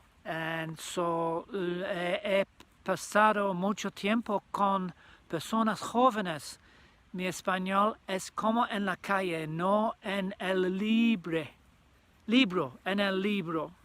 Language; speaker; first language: Spanish; non-native, learner; English